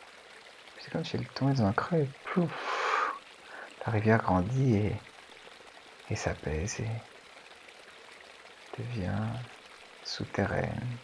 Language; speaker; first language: French; native; French